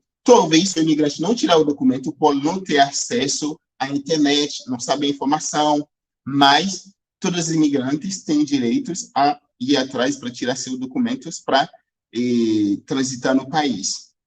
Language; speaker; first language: Portuguese; non-native, fluent; Haitian Creole